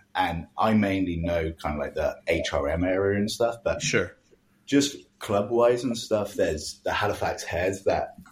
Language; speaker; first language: English; native; English